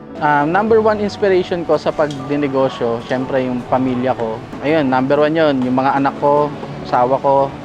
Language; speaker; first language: Filipino; native; Filipino